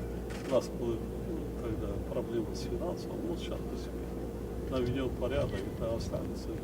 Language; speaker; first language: Russian; non-native, local second language; Tajik